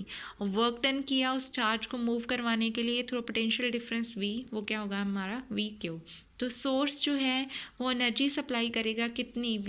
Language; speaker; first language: Hindi; native; Hindi